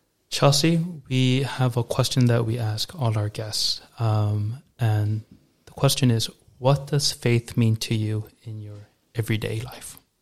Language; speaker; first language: English; native; English